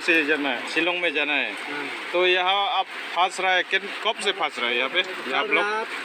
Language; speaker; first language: Hindi; non-native, local second language; Khasi